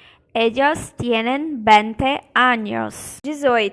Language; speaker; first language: Spanish; non-native, fluent; Portuguese